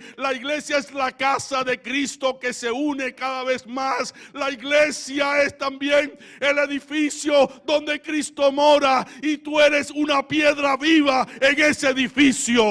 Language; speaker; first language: Spanish; native; Spanish